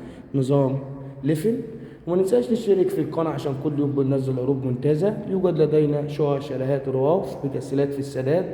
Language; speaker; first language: Arabic; native; Arabic